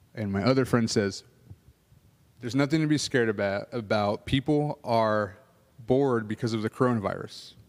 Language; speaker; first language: English; native; English